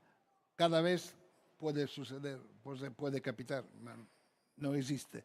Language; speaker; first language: Spanish; non-native, fluent; Italian